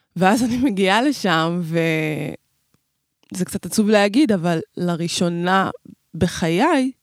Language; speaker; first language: Hebrew; native; Hebrew